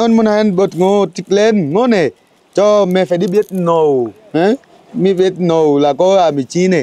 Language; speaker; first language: Vietnamese; non-native, learner; Portuguese